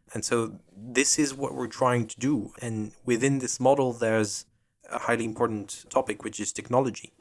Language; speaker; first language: English; non-native, fluent; French